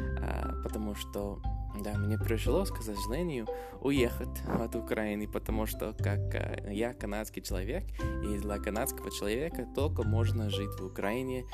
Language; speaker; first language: Russian; non-native, fluent; English